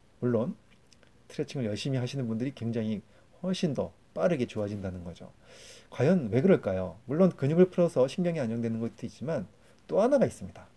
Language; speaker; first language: Korean; native; Korean